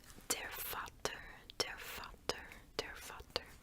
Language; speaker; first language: German; non-native, learner; English